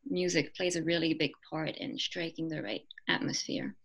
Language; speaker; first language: English; non-native, fluent; French